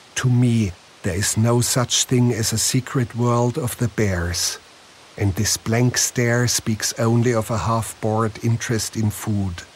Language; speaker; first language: English; non-native, fluent; German